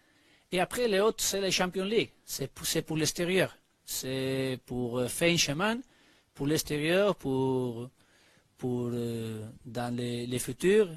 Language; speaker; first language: French; non-native, learner; Spanish